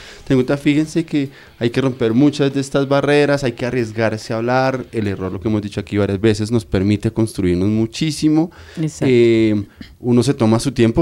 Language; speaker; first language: Spanish; native; Spanish